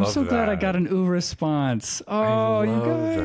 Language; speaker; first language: English; native; English